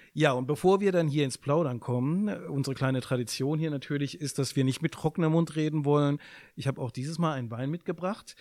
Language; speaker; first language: German; native; German